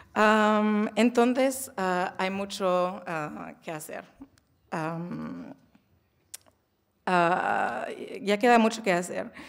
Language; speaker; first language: Spanish; non-native, learner; French